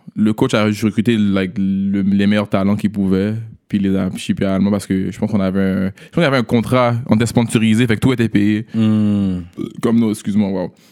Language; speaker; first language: French; native; French